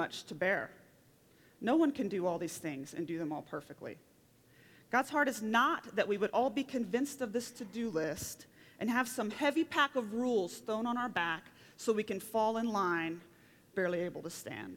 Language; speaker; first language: English; native; English